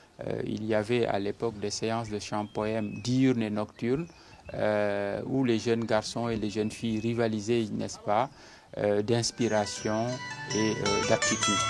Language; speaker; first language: French; non-native, local second language; Serer